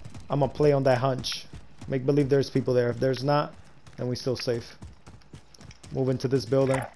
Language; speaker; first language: English; early bilingual, other home language; Spanish